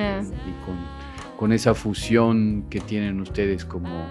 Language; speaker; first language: Spanish; native; Spanish